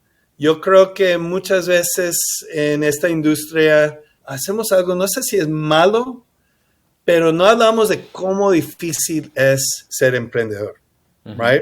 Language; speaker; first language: Spanish; early bilingual, heritage; English